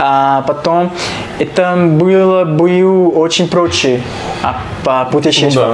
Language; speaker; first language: Russian; non-native, learner; Portuguese